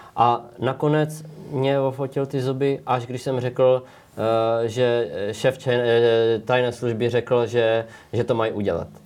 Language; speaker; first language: Czech; native; Czech